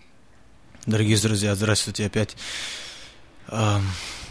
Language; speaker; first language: Russian; early bilingual, heritage; Russian